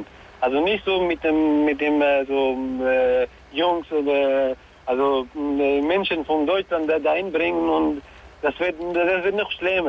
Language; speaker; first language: German; non-native, learner; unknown